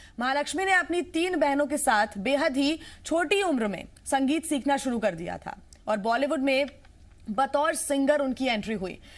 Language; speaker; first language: Hindi; native; Hindi